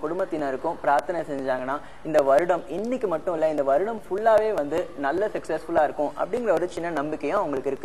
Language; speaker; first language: Tamil; native; Tamil